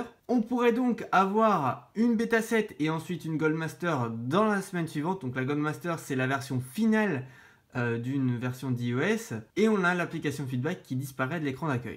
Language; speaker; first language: French; native; French